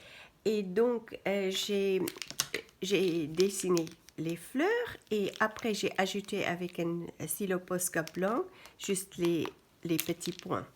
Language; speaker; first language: French; non-native, fluent; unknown